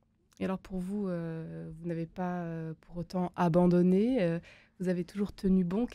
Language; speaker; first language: French; native; French